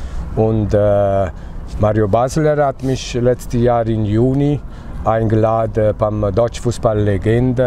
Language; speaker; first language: German; non-native, fluent; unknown